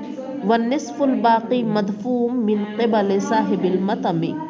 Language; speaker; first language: Arabic; non-native, fluent; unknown